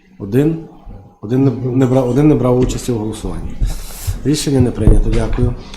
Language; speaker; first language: Ukrainian; native; Ukrainian